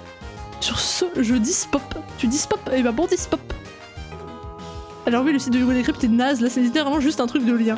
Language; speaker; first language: French; native; French